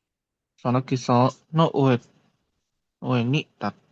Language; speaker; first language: Japanese; non-native, learner; Indonesian